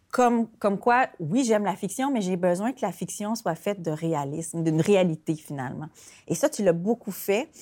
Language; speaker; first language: French; native; French